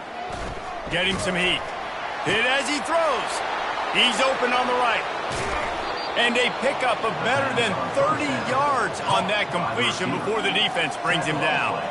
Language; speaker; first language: English; native; English